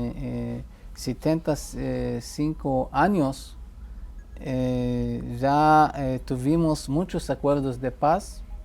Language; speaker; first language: Spanish; non-native, fluent; Hebrew